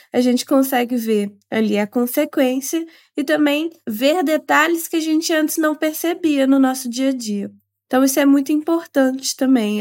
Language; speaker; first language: Portuguese; native; Portuguese